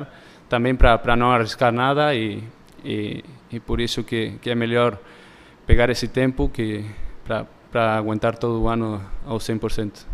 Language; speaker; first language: Portuguese; early bilingual, heritage; Spanish